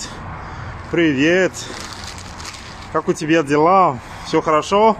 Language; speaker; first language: Russian; non-native, learner; French